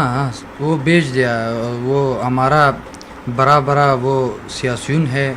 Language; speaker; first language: Hindi; non-native, learner; Persian